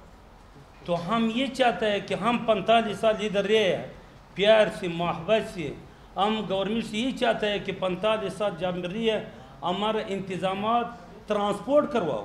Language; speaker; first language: Urdu; non-native, learner; Pashto